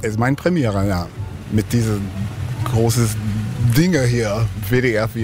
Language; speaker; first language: German; non-native, fluent; English